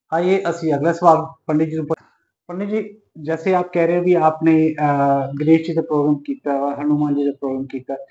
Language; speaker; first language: Hindi; non-native, local second language; Punjabi